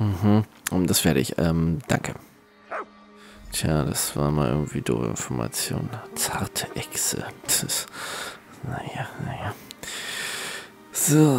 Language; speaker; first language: German; native; German